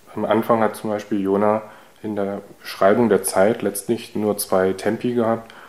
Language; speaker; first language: German; early bilingual, heritage; Korean